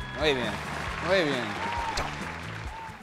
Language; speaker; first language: Spanish; non-native, learner; Dutch